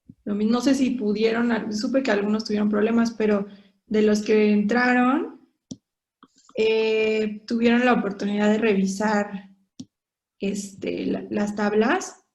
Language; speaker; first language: Spanish; non-native, fluent; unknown